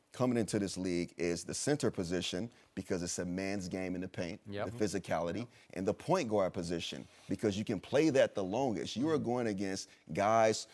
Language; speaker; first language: English; native; English